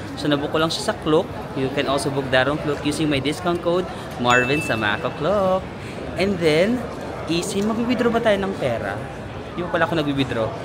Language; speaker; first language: Filipino; non-native, local second language; Waray